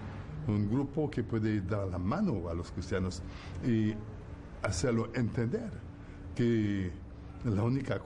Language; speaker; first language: Spanish; non-native, fluent; Haitian Creole